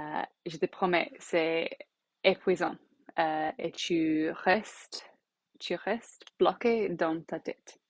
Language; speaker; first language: French; non-native, learner; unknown